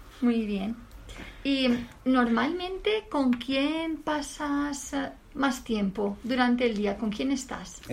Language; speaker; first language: Spanish; native; Spanish